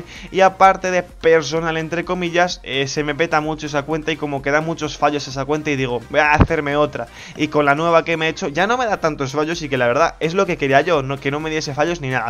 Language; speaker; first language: Spanish; native; Spanish